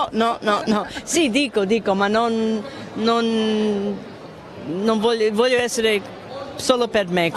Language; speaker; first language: Italian; early bilingual, heritage; English